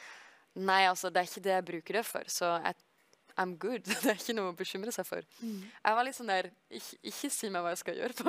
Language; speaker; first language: Norwegian; early bilingual, heritage; French